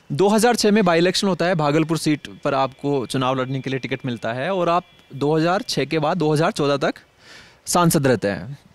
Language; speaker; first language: Hindi; native; Hindi